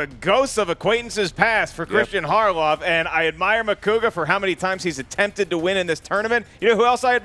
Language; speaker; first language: English; native; English